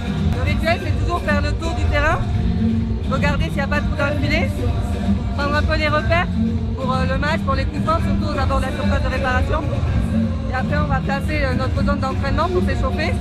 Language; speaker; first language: French; native; French